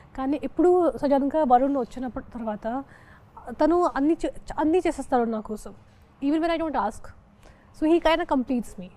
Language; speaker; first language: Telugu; non-native, fluent; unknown